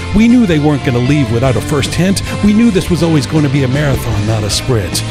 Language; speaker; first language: English; native; English